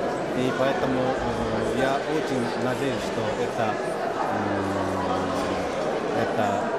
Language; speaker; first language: Russian; non-native, fluent; Japanese